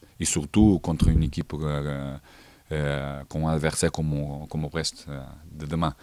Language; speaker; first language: French; non-native, fluent; Portuguese